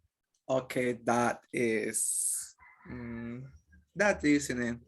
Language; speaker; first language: English; non-native, learner; Spanish